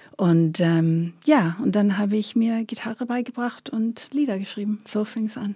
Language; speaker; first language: German; non-native, fluent; English